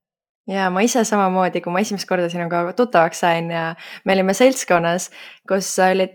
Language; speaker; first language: Estonian; native; Estonian